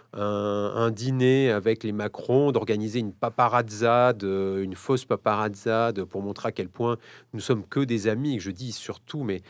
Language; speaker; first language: French; native; French